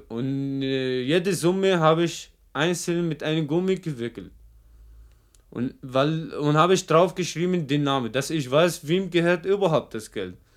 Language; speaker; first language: German; non-native, fluent; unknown